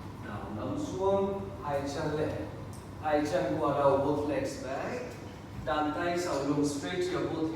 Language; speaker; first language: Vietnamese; non-native, learner; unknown